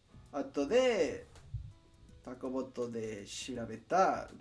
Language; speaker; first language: Japanese; non-native, learner; English